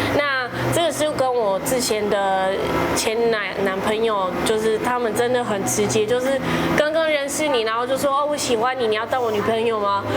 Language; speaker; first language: Chinese; non-native, fluent; French